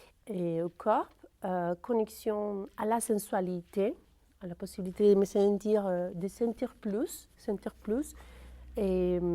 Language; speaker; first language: French; non-native, fluent; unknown